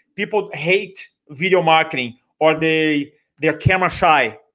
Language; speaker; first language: English; non-native, fluent; Portuguese